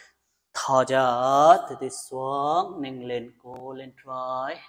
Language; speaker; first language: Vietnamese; non-native, learner; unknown